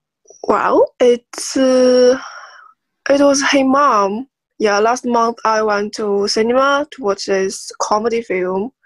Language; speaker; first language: English; non-native, learner; Chinese